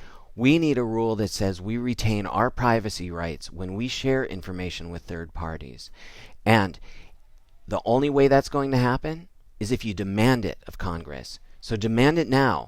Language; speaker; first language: English; native; English